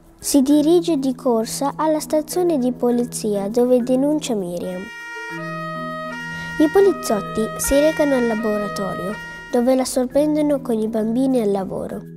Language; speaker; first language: Italian; native; Italian